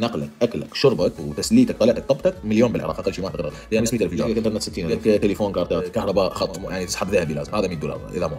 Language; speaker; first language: Arabic; native; Arabic